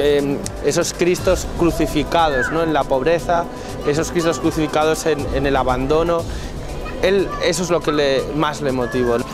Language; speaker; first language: Spanish; native; Spanish